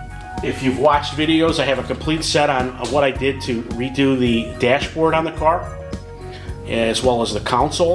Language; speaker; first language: English; native; English